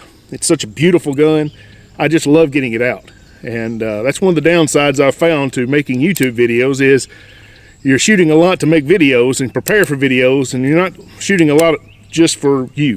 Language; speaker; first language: English; native; English